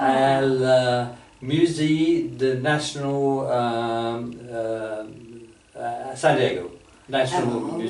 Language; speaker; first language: French; non-native, fluent; English